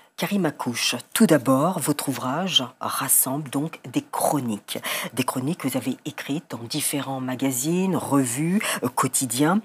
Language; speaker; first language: French; native; French